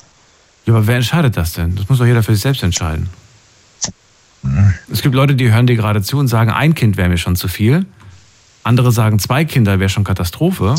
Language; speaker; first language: German; native; German